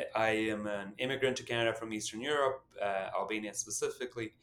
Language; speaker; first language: English; non-native, fluent; Albanian